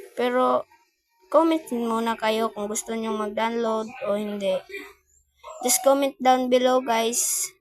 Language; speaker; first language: Filipino; non-native, local second language; Cebuano